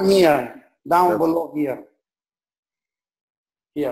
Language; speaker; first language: English; non-native, learner; Spanish